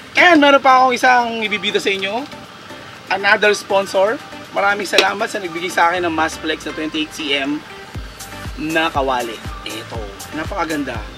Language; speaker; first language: Filipino; non-native, local second language; Pampanga